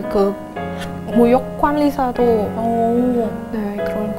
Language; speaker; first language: Korean; non-native, fluent; Indonesian